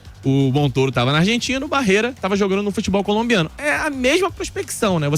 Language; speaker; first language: Portuguese; native; Portuguese